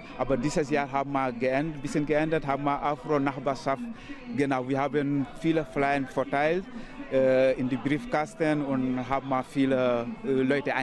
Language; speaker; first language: German; non-native, learner; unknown